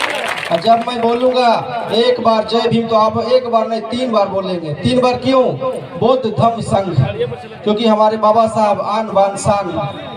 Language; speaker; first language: Hindi; native; Hindi